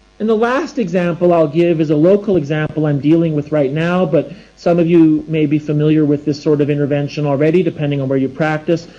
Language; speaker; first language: English; native; English